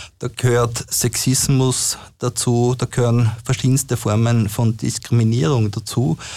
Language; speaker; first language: German; native; German